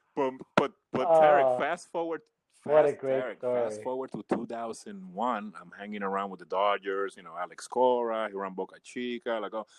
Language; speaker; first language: English; early bilingual, other home language; Spanish